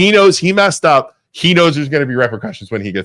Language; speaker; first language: English; native; English